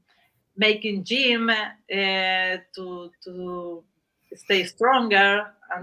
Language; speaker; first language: English; non-native, learner; Spanish